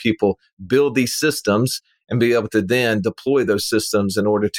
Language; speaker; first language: English; native; English